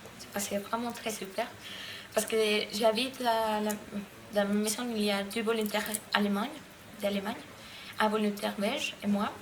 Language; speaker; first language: French; non-native, learner; Spanish